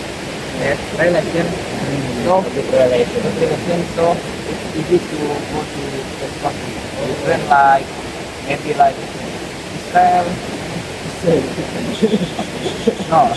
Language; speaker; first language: English; non-native, learner; Indonesian